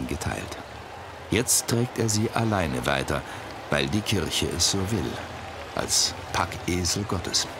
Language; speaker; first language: German; native; German